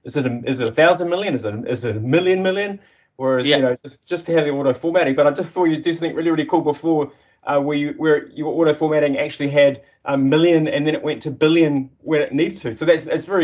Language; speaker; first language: English; native; English